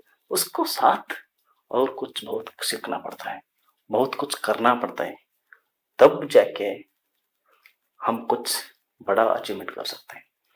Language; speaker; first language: Hindi; non-native, local second language; Kannada